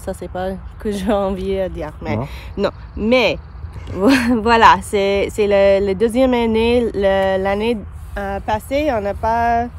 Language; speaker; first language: French; non-native, learner; English